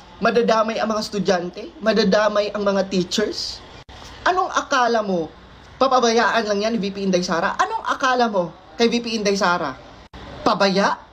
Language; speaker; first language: Filipino; non-native, local second language; Cebuano